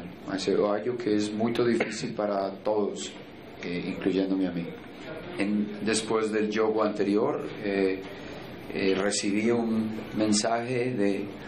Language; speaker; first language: Portuguese; non-native, fluent; Spanish